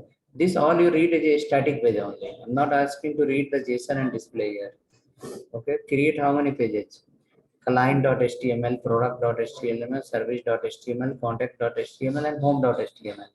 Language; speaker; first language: English; non-native, local second language; Telugu